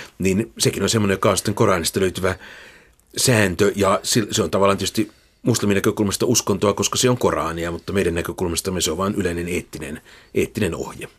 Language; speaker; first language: Finnish; native; Finnish